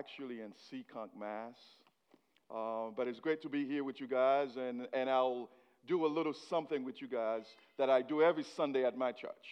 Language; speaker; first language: English; non-native, fluent; Haitian Creole